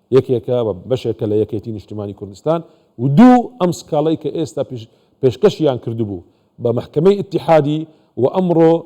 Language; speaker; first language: Central Kurdish; non-native, local second language; Assyrian Neo-Aramaic